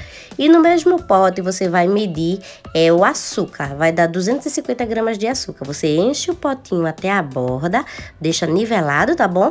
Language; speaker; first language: Portuguese; native; Portuguese